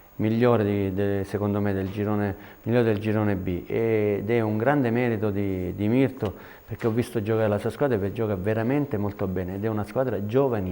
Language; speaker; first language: Italian; native; Italian